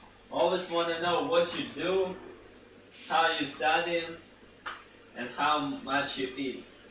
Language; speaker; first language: English; non-native, learner; Russian